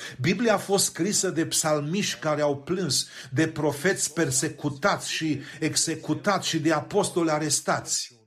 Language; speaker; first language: Romanian; native; Romanian